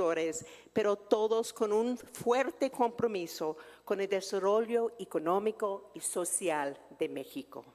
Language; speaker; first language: Spanish; non-native, fluent; English